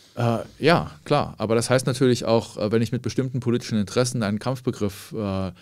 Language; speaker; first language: German; native; German